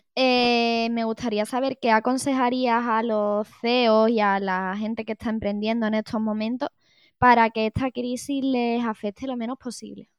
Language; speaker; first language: Spanish; native; Spanish